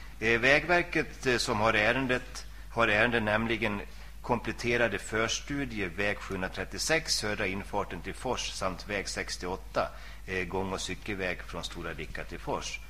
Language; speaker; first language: Swedish; native; Swedish